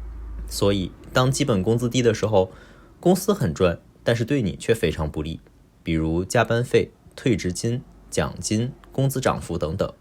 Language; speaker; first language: Chinese; native; Chinese